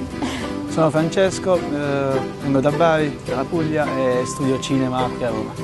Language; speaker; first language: Italian; native; Italian